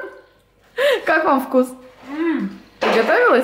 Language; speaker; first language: Russian; native; Russian